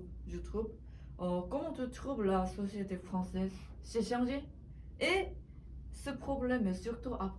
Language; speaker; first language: French; non-native, learner; Korean